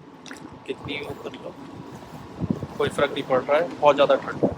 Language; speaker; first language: Hindi; native; Hindi